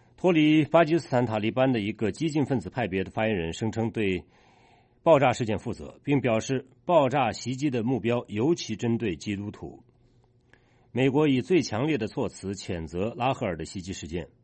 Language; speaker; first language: Chinese; native; Chinese